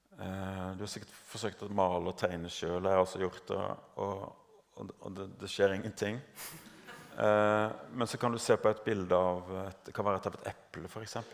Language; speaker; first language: Norwegian; native; Norwegian